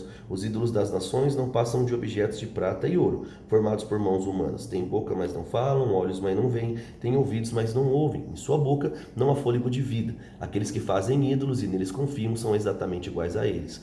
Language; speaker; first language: Portuguese; native; Portuguese